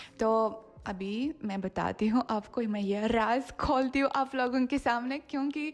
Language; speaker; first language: Hindi; non-native, fluent; Russian